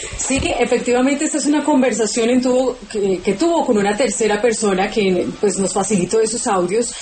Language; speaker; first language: Spanish; native; Spanish